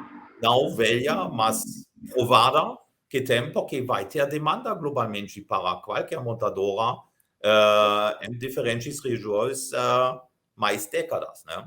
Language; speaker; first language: Portuguese; non-native, fluent; German